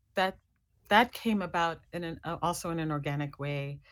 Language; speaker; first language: English; native; English